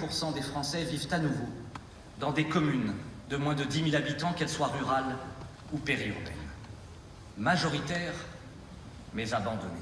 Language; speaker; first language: French; native; French